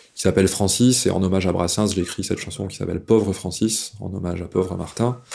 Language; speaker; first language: French; native; French